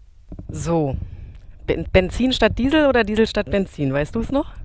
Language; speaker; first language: German; native; German